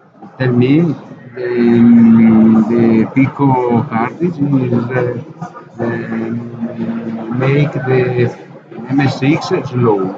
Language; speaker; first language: English; non-native, learner; Italian